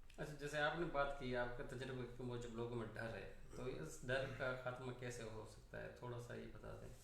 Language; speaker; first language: Urdu; non-native, local second language; Sindhi